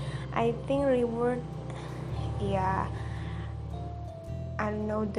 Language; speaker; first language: English; non-native, local second language; Indonesian